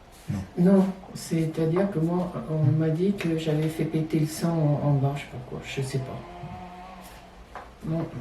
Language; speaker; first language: French; native; French